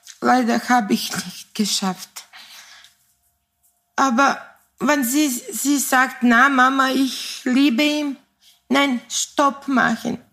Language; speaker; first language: German; non-native, fluent; Serbian